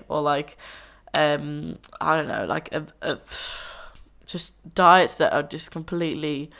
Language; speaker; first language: English; non-native, fluent; Dutch